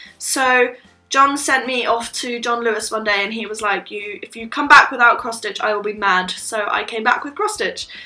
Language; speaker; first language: English; native; English